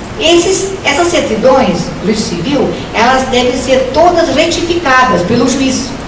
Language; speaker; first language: Portuguese; native; Portuguese